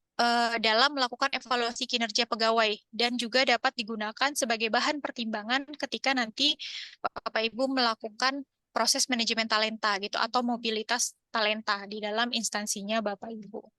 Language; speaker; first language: Indonesian; native; Indonesian